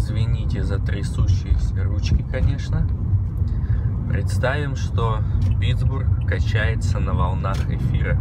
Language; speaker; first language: Russian; native; Russian